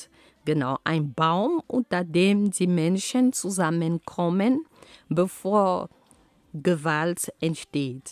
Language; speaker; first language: German; non-native, fluent; Ghomala